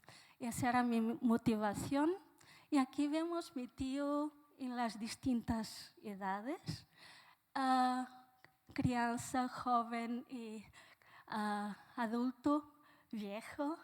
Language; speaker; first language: Spanish; non-native, fluent; Portuguese